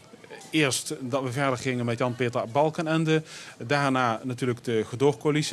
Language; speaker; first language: Dutch; native; Dutch